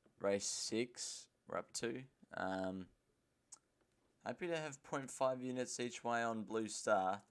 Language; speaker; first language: English; native; English